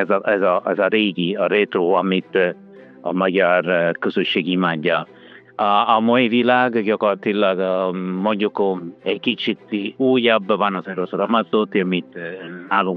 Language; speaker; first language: Hungarian; non-native, learner; Italian